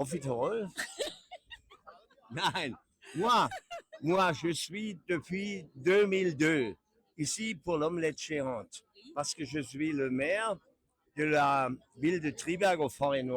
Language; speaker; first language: French; non-native, learner; German